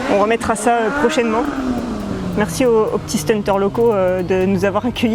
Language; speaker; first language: French; native; French